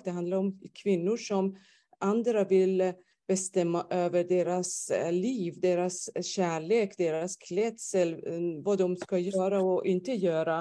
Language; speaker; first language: Swedish; non-native, fluent; Persian